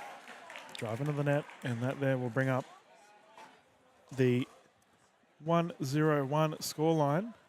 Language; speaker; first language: English; native; English